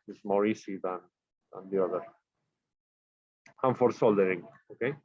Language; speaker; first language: English; non-native, learner; Spanish